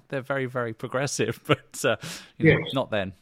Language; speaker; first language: English; native; English